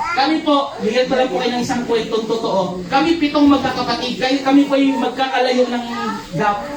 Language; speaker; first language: Filipino; non-native, local second language; Cebuano